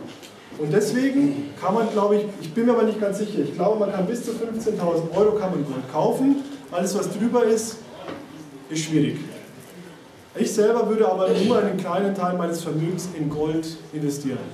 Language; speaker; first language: German; native; German